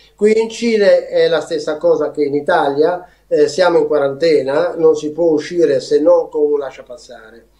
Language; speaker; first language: Italian; native; Italian